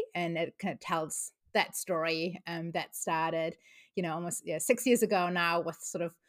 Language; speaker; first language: English; non-native, fluent; German